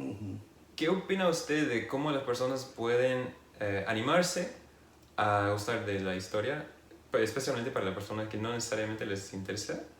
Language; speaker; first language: Spanish; non-native, fluent; English